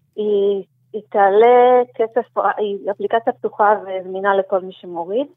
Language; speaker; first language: Hebrew; native; Hebrew